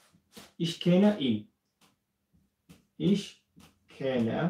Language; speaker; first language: German; non-native, fluent; Amharic